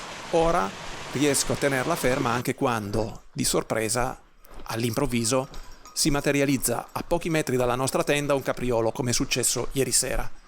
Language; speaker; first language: Italian; native; Italian